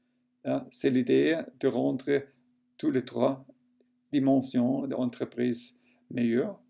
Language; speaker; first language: French; non-native, local second language; German